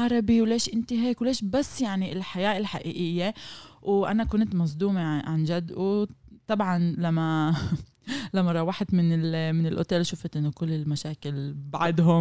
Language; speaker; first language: Arabic; non-native, fluent; Hebrew